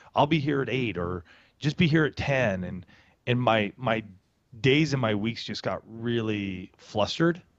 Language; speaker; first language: English; native; English